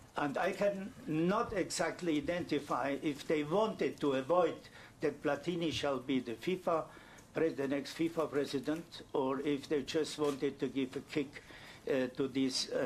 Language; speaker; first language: English; non-native, fluent; German